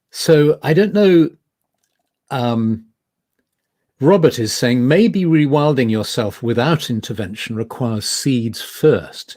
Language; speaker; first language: English; native; English